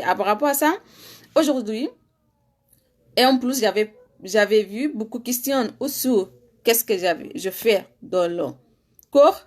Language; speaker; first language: French; non-native, learner; Arabic